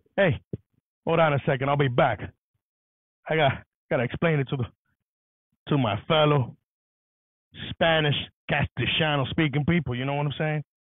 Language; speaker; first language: English; early bilingual, other home language; Spanish